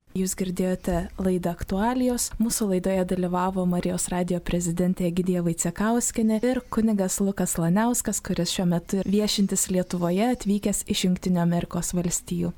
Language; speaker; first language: Lithuanian; native; Lithuanian